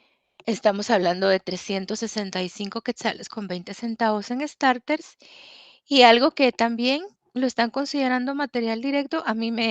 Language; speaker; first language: Spanish; native; Spanish